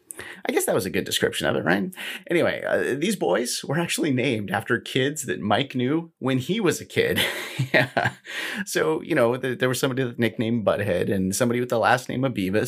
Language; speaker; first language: English; native; English